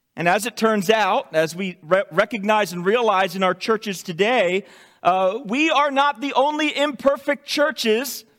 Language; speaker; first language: English; native; English